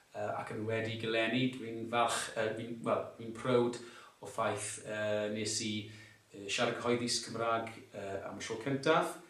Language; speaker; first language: Welsh; non-native, local second language; English